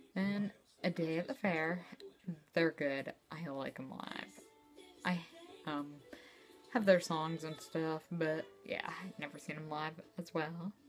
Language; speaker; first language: English; native; English